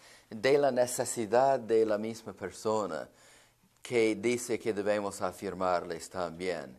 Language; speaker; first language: Spanish; non-native, fluent; English